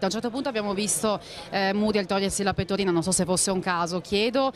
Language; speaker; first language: Italian; native; Italian